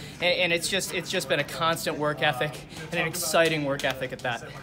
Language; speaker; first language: English; native; English